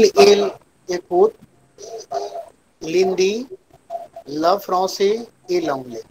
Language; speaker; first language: French; non-native, fluent; Hindi